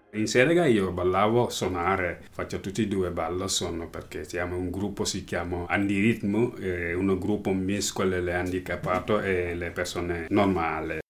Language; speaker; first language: Italian; non-native, learner; Wolof